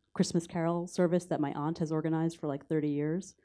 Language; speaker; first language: English; native; English